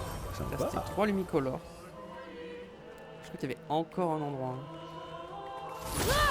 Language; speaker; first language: French; native; French